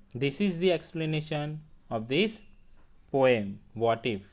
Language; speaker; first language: English; non-native, local second language; Hindi